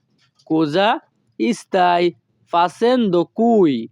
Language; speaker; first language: Italian; non-native, fluent; Bangla